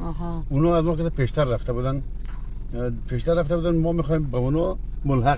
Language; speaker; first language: Persian; native; Persian